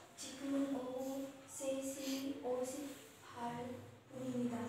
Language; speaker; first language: Korean; non-native, learner; Vietnamese